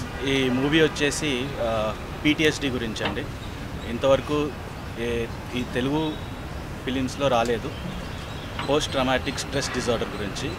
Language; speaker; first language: Telugu; native; Telugu